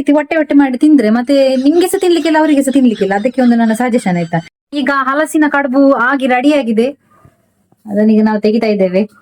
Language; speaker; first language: Kannada; non-native, local second language; Tulu